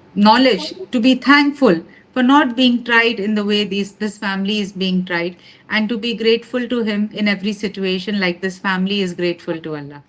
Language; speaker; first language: English; non-native, local second language; Urdu